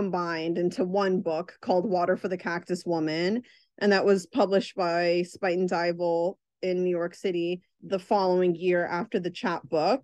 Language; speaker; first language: English; native; English